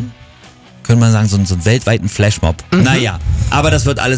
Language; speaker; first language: German; native; German